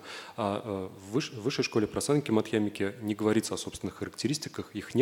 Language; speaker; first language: Russian; native; Russian